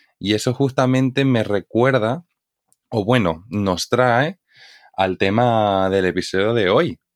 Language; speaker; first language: Spanish; native; Spanish